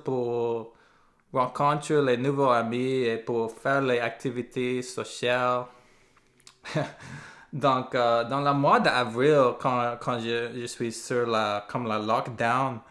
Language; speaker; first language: French; non-native, learner; English